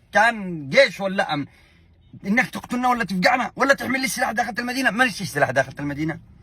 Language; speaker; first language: Arabic; native; Arabic